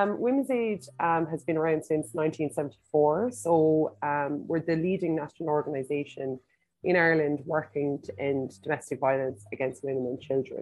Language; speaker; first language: English; native; English